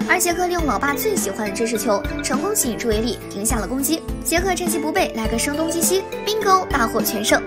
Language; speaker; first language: Chinese; native; Chinese